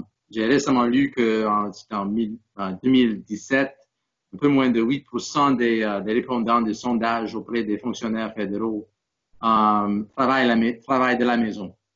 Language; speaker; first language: French; non-native, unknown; English